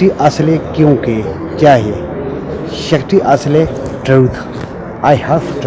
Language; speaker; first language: Hindi; non-native, learner; Tibetan